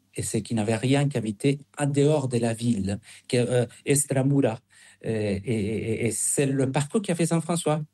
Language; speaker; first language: French; non-native, fluent; Spanish